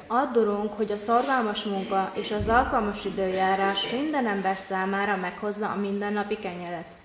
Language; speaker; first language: Hungarian; native; Hungarian